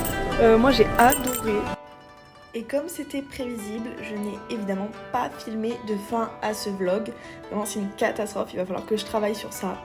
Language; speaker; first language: French; native; French